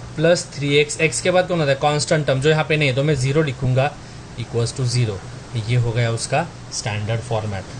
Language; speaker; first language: Hindi; non-native, local second language; Marathi